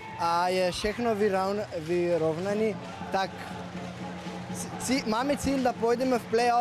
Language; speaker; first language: Czech; non-native, learner; Slovenian